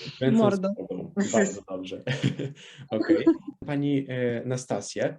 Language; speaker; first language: Polish; non-native, fluent; Russian